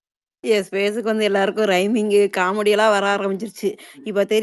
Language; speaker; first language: Tamil; native; Tamil